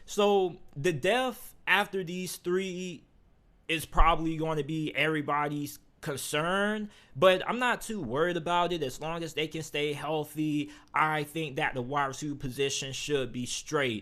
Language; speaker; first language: English; native; English